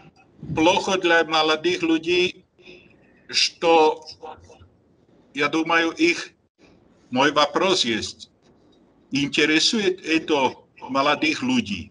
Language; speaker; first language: Russian; non-native, learner; Slovak